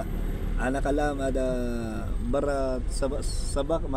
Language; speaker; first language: Arabic; non-native, learner; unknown